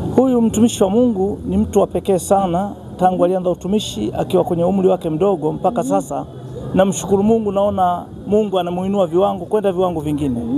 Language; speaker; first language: Swahili; native; Swahili